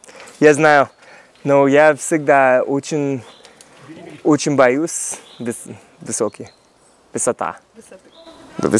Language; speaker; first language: Russian; non-native, learner; English